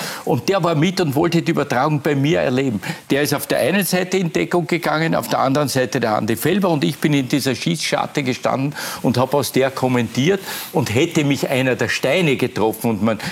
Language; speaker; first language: German; native; German